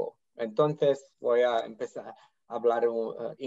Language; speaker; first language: Spanish; non-native, learner; English